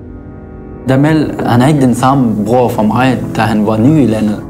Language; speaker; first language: Danish; non-native, fluent; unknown